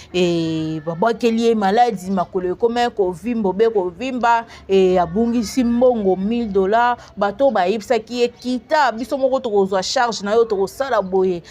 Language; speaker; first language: Lingala; native; Lingala